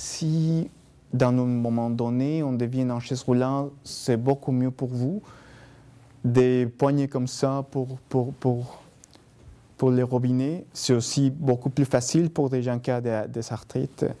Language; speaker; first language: French; non-native, fluent; Spanish